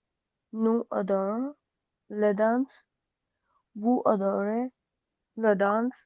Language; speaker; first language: French; non-native, learner; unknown